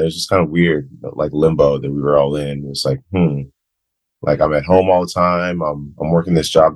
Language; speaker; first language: English; non-native, local second language; Akan